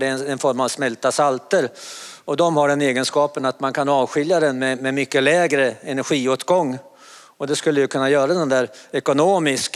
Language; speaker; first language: Swedish; native; Swedish